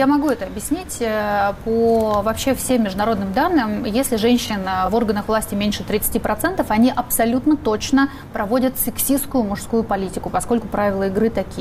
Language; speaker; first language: Russian; native; Russian